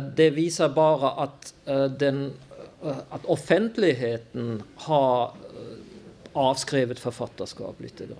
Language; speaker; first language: Norwegian; non-native, fluent; German